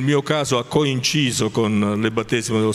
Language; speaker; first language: Italian; native; Italian